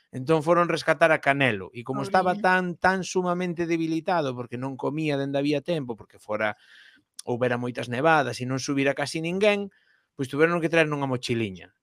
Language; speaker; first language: Galician; native; Galician